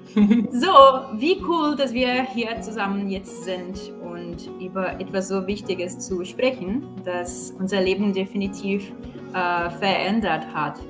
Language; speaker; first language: German; non-native, fluent; Portuguese